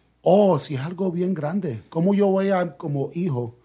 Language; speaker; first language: Spanish; early bilingual, heritage; Spanish